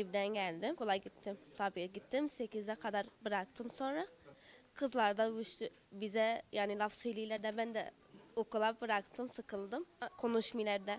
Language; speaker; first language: Turkish; early bilingual, other home language; Arabic